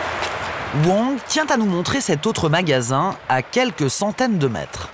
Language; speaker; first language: French; native; French